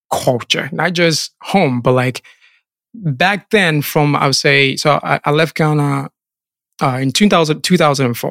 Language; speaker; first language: English; non-native, local second language; Akan